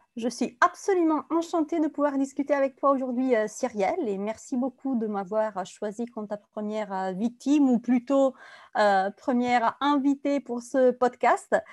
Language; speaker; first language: French; non-native, fluent; Italian